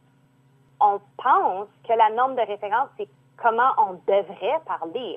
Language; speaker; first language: French; native; French